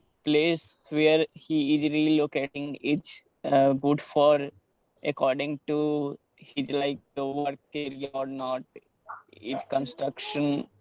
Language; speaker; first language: English; non-native, learner; Hindi